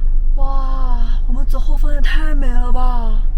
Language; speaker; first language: Chinese; native; Chinese